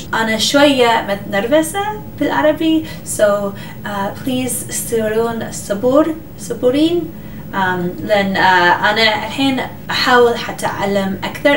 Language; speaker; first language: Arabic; early bilingual, heritage; English